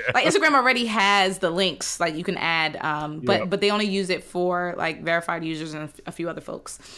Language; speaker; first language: English; native; English